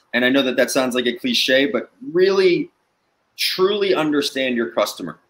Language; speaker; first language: English; native; English